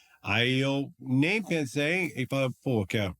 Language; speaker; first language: Portuguese; non-native, learner; English